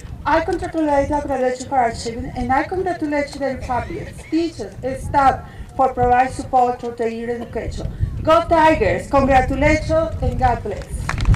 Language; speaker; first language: English; non-native, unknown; Spanish